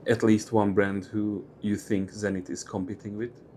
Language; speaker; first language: English; non-native, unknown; Hungarian